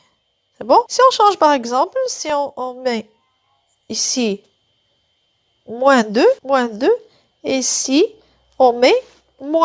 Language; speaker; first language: French; non-native, local second language; Arabic